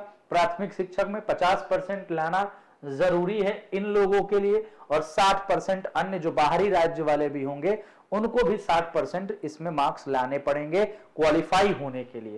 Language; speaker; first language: Hindi; native; Hindi